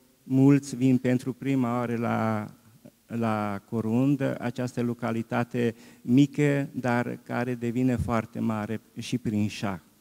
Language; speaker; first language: Romanian; non-native, local second language; Hungarian